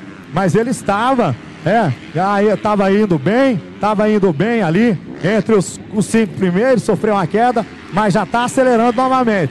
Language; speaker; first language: Portuguese; native; Portuguese